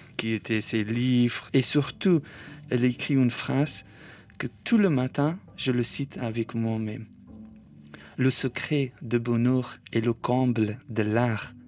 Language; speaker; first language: French; non-native, fluent; Persian